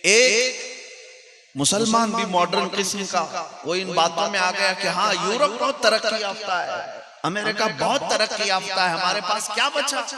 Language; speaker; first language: Urdu; native; Urdu